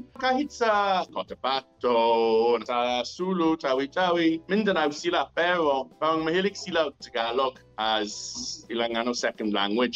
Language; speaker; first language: Filipino; non-native, learner; English